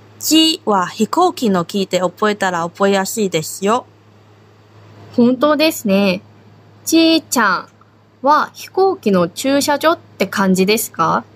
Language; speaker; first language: Japanese; non-native, fluent; Korean